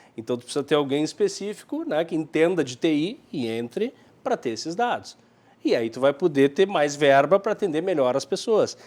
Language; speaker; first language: Portuguese; native; Portuguese